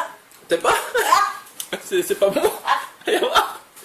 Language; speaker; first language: French; native; French